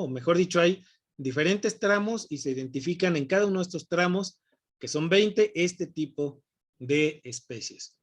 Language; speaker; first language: Spanish; native; Spanish